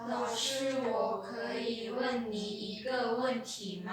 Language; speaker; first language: Chinese; non-native, learner; Lao